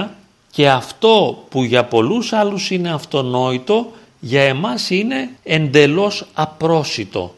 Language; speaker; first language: Greek; native; Greek